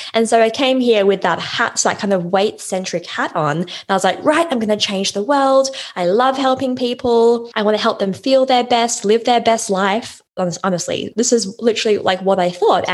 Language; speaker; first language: English; native; English